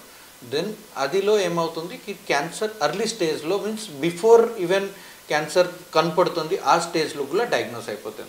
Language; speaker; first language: Telugu; non-native, fluent; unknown